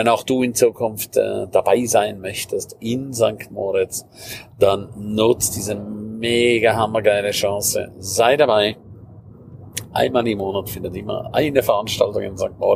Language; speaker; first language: German; native; German